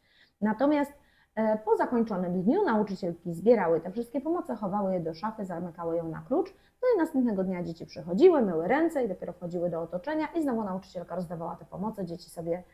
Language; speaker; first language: Polish; native; Polish